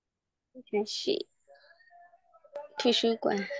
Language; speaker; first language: Chinese; non-native, learner; Thai